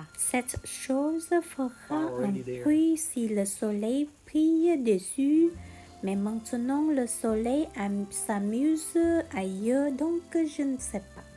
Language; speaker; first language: French; non-native, learner; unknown